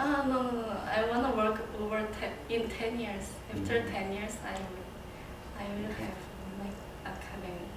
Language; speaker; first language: English; non-native, learner; Korean